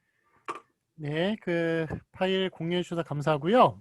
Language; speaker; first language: Korean; native; Korean